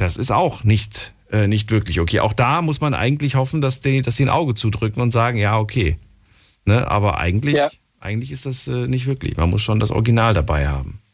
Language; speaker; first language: German; native; German